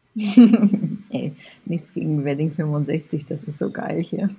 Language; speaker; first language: German; early bilingual, other home language; Japanese